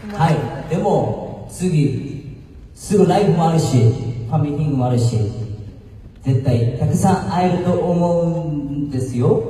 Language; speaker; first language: Japanese; non-native, fluent; Korean